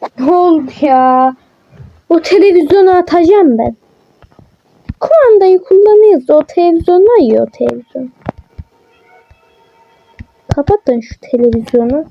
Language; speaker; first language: Turkish; native; Turkish